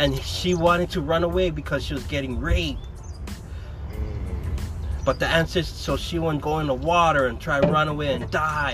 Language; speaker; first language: English; native; English